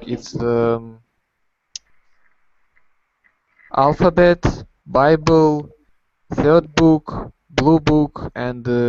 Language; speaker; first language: English; non-native, learner; Russian